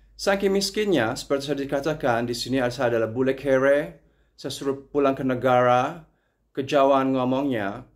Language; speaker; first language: Indonesian; non-native, fluent; Italian